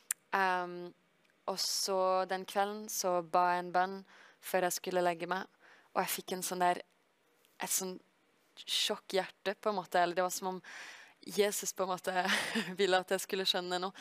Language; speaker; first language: Norwegian; early bilingual, heritage; French